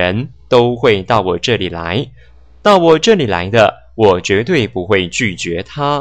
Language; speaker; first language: Chinese; native; Chinese